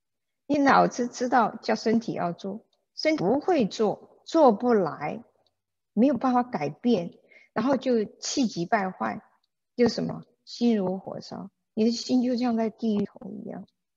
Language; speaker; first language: Chinese; native; Chinese